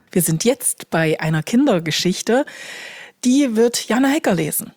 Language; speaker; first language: German; native; German